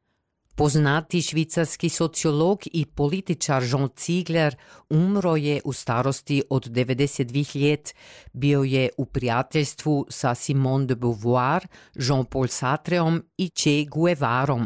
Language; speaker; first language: Serbian; native; Serbian